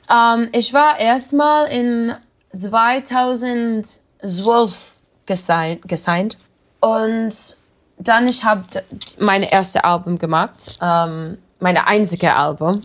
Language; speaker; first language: German; non-native, learner; English